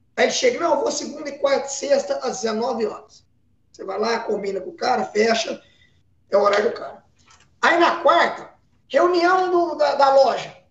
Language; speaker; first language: Portuguese; native; Portuguese